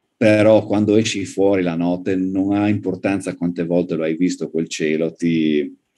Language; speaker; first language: Italian; native; Italian